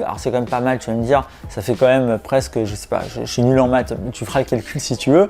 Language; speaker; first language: French; native; French